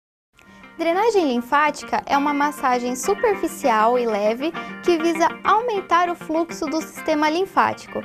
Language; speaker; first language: Portuguese; native; Portuguese